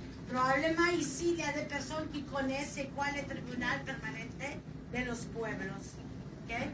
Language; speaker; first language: French; non-native, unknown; Spanish